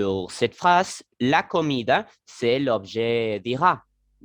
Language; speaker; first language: French; non-native, learner; Spanish